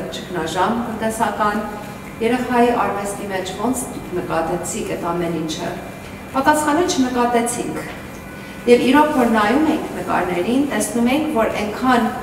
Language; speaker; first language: Armenian; early bilingual, heritage; Armenian